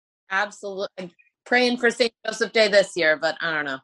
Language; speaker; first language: English; native; English